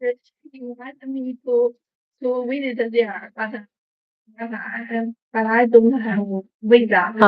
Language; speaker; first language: English; non-native, learner; Chinese